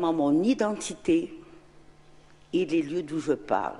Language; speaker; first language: French; non-native, local second language; Arabic